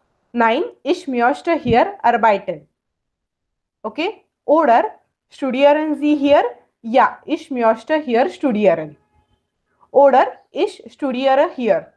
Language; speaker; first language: German; non-native, fluent; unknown